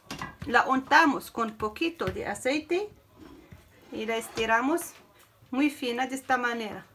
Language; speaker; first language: Spanish; non-native, fluent; Arabic